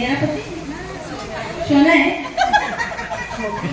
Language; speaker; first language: Hindi; non-native, local second language; Marathi